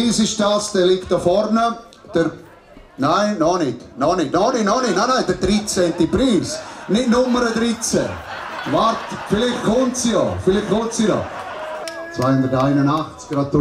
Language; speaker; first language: German; native; German